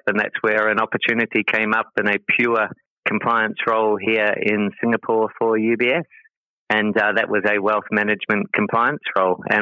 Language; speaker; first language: English; native; English